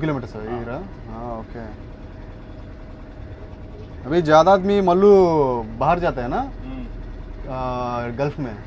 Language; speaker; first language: Hindi; non-native, local second language; Telugu